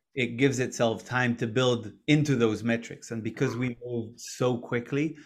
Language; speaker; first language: English; non-native, fluent; Hebrew